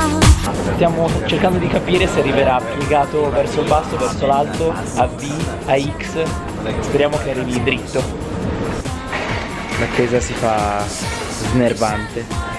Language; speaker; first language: Italian; native; Italian